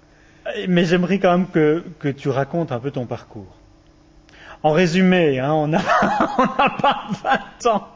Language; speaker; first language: French; native; French